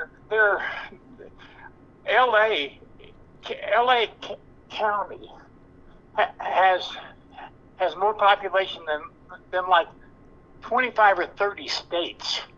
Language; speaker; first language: English; native; English